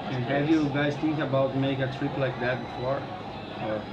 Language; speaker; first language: English; non-native, learner; Portuguese